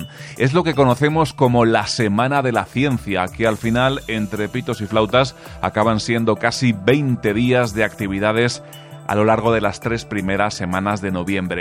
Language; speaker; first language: Spanish; native; Spanish